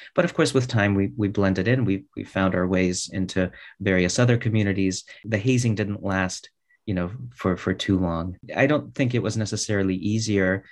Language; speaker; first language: English; early bilingual, other home language; Russian